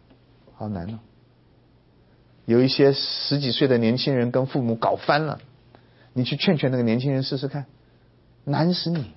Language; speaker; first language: Chinese; native; Chinese